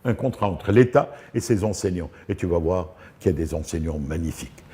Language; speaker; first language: French; non-native, local second language; Arabic